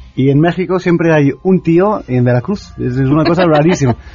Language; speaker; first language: Spanish; non-native, fluent; English